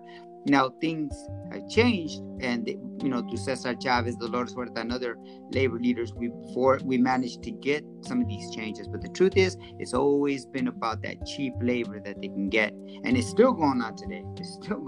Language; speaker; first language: English; early bilingual, other home language; Spanish